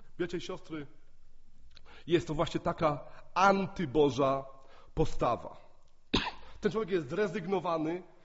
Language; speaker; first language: Polish; native; Polish